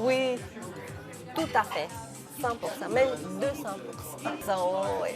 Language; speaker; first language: French; non-native, fluent; Russian